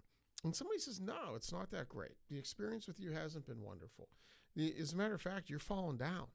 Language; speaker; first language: English; native; English